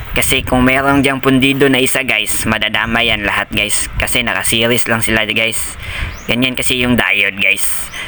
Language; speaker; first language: Filipino; non-native, local second language; Cebuano